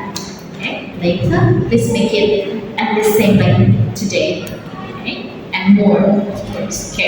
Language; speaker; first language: English; non-native, fluent; Indonesian